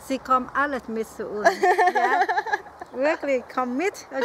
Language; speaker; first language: German; non-native, learner; Thai